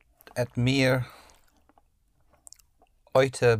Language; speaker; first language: German; non-native, learner; English